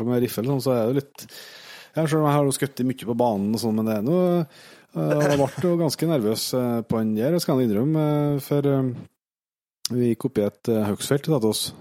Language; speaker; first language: Norwegian; native; Norwegian